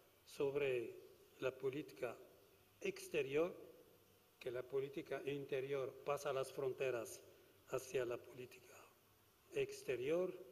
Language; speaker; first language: Spanish; non-native, fluent; Arabic